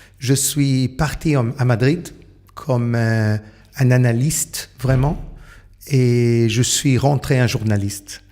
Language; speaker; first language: French; non-native, fluent; Portuguese